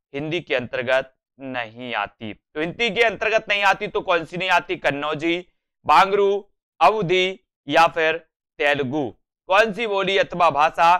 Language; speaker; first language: Hindi; native; Hindi